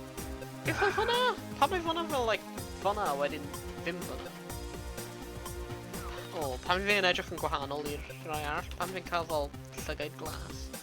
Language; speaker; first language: Welsh; non-native, local second language; English